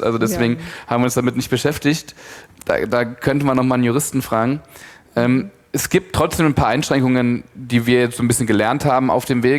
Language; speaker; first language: German; native; German